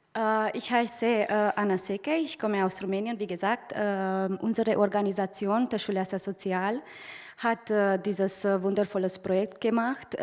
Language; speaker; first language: German; non-native, fluent; Romanian